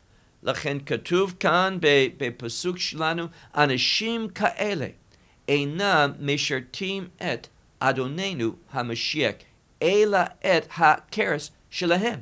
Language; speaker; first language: Hebrew; non-native, fluent; English